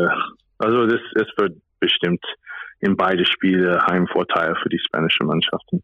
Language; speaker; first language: German; non-native, fluent; English